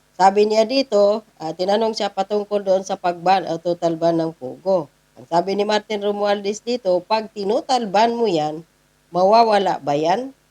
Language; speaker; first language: Filipino; non-native, local second language; Cebuano